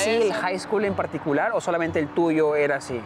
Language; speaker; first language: Spanish; native; Spanish